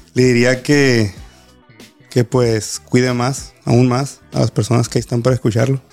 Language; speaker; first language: Spanish; native; Spanish